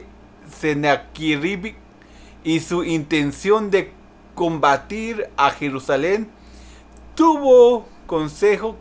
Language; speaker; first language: Spanish; early bilingual, heritage; Spanish